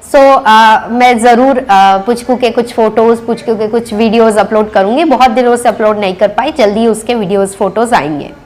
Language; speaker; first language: Hindi; non-native, local second language; Bangla